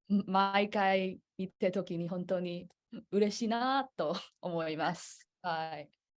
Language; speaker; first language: Japanese; non-native, learner; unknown